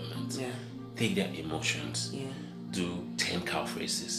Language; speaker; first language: English; non-native, local second language; Yoruba